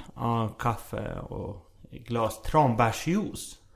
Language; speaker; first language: Swedish; early bilingual, other home language; Persian